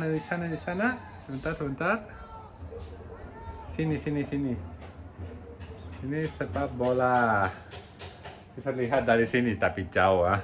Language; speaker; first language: Indonesian; non-native, learner; Catalan